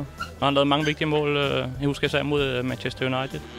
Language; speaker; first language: Danish; native; Danish